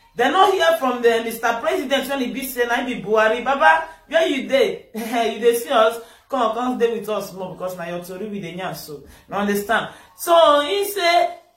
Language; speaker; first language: Nigerian Pidgin; native; Nigerian Pidgin